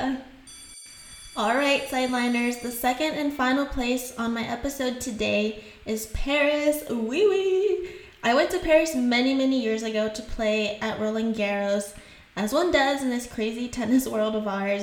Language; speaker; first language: English; non-native, fluent; French